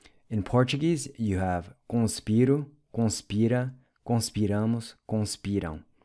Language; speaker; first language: English; native; English